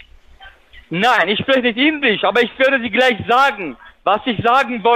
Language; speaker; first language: German; non-native, fluent; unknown